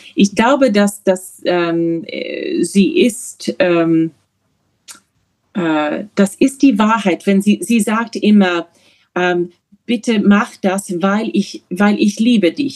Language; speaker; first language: German; non-native, learner; English